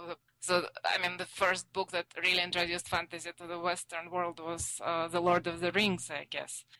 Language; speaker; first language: English; non-native, fluent; Russian